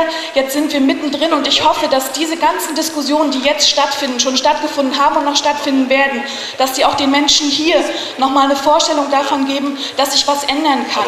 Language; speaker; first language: German; native; German